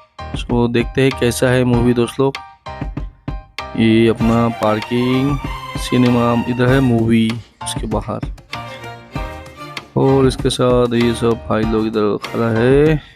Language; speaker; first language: Hindi; non-native, local second language; Assamese